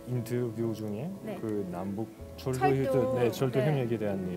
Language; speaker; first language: Korean; non-native, fluent; Russian